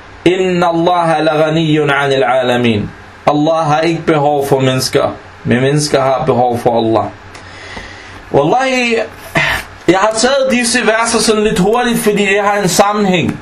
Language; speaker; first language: Danish; non-native, fluent; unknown